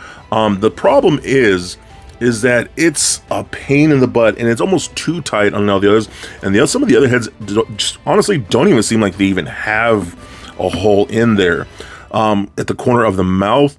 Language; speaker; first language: English; native; English